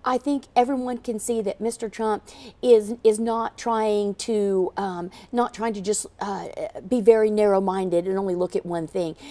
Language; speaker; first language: English; native; English